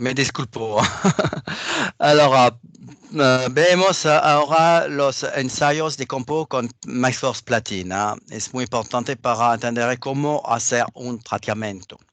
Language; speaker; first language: Spanish; non-native, fluent; French